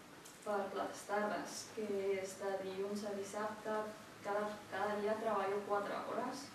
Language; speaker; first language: Catalan; early bilingual, other home language; Chinese